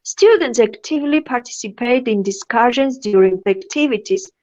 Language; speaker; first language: English; non-native, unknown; Georgian